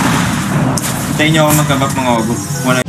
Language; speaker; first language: Filipino; native; Filipino